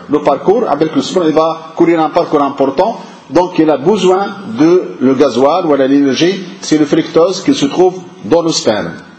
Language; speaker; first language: French; non-native, local second language; Arabic